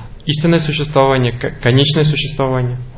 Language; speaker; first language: Russian; native; Russian